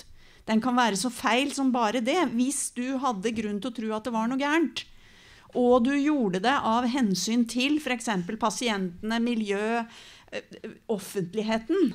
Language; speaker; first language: Norwegian; native; Norwegian